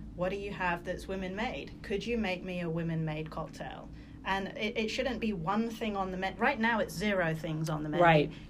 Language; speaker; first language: English; early bilingual, other home language; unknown